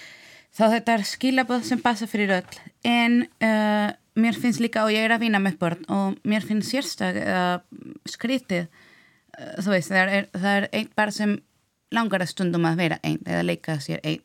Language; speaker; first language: Icelandic; non-native, learner; Spanish